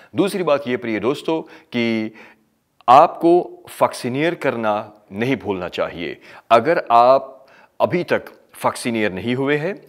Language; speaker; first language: Hindi; early bilingual, heritage; Hindi